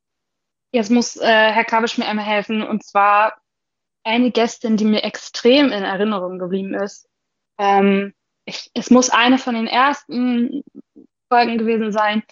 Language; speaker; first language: German; native; German